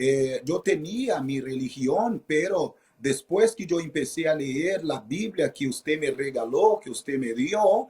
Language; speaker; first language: Spanish; non-native, fluent; Portuguese